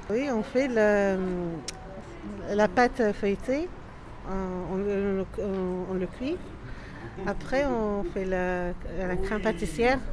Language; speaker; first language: French; non-native, local second language; Comorian